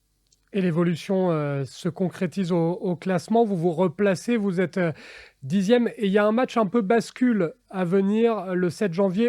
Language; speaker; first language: French; native; French